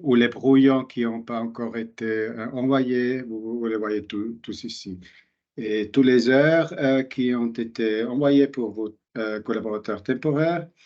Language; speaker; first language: French; non-native, local second language; German